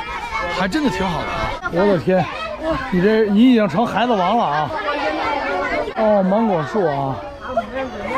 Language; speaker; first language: Chinese; native; Chinese